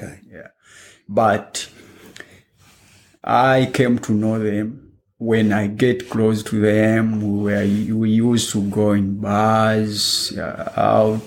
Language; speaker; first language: English; non-native, local second language; Ganda